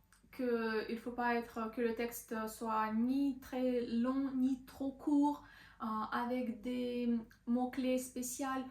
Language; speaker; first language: French; non-native, learner; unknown